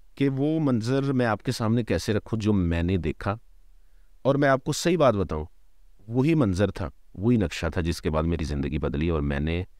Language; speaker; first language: Urdu; non-native, local second language; Punjabi